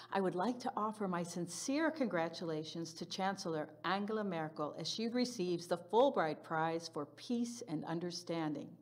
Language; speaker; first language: English; native; English